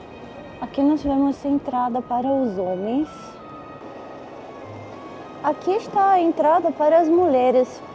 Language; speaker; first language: Portuguese; non-native, fluent; Armenian